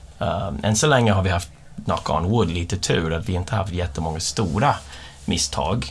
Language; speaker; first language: Swedish; non-native, fluent; English